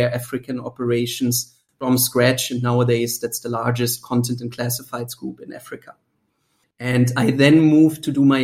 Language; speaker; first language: English; non-native, fluent; German